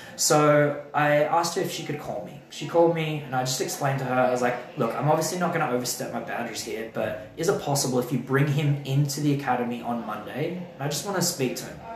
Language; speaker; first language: English; native; English